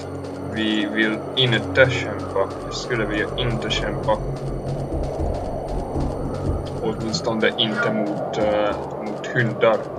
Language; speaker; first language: Swedish; non-native, learner; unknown